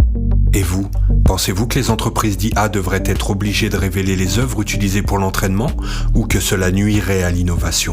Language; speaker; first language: French; native; French